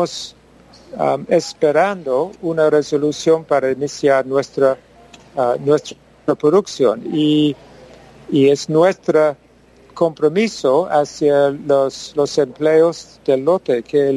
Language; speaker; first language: Spanish; non-native, fluent; English